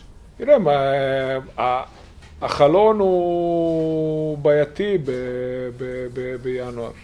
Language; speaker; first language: Hebrew; non-native, fluent; Serbian